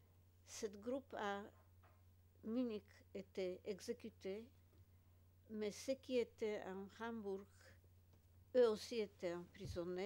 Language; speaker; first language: French; non-native, fluent; Polish